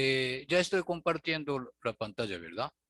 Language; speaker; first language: Spanish; non-native, learner; Japanese